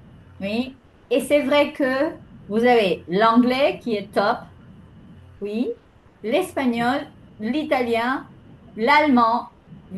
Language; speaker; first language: French; non-native, fluent; Spanish